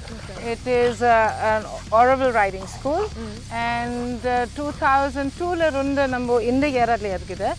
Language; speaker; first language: Tamil; non-native, learner; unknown